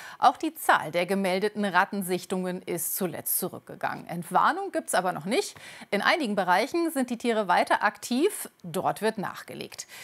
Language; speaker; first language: German; native; German